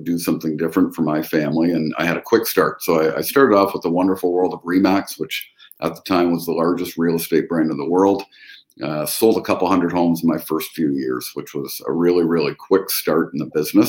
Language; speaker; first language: English; native; English